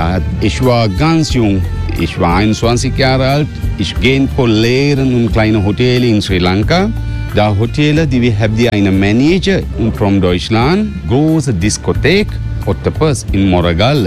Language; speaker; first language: German; non-native, learner; Sinhala